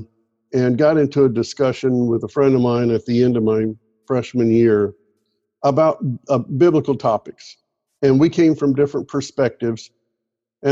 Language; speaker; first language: English; native; English